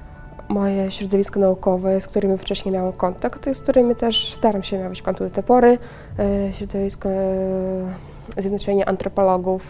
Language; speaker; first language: Polish; non-native, fluent; Russian